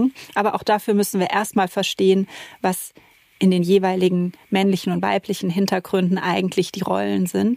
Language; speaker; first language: German; native; German